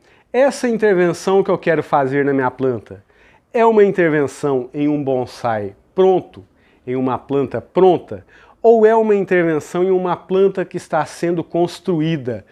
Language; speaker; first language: Portuguese; native; Portuguese